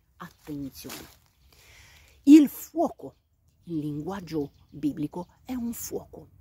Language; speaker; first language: Italian; non-native, fluent; Romanian